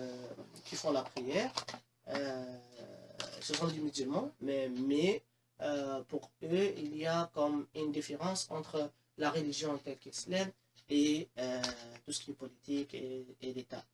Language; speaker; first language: French; non-native, local second language; Arabic